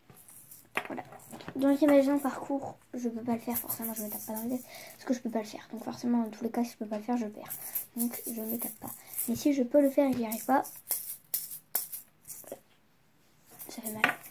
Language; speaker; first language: French; native; French